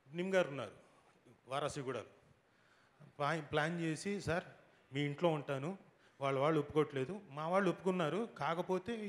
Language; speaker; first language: Telugu; native; Telugu